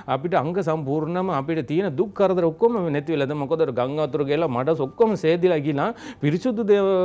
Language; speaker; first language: Sinhala; non-native, local second language; Tamil